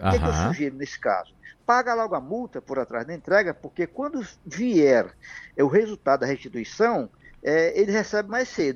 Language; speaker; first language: Portuguese; native; Portuguese